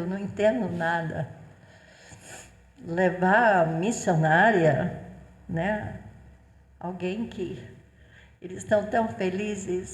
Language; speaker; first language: Portuguese; non-native, fluent; English